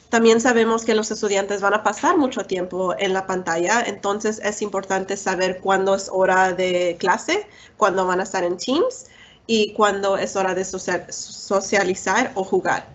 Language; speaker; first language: Spanish; early bilingual, heritage; Spanish